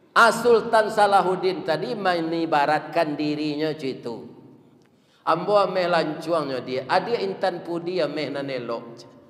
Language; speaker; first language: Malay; non-native, local second language; Minangkabau